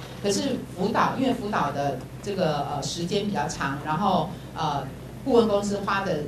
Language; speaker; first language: Chinese; native; Chinese